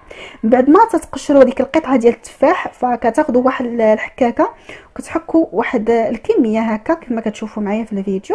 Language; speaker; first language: Arabic; native; Arabic